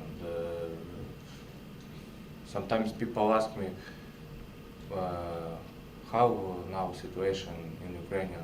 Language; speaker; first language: English; non-native, learner; Russian